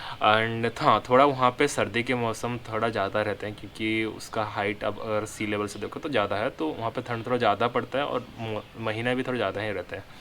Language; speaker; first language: Hindi; non-native, local second language; Odia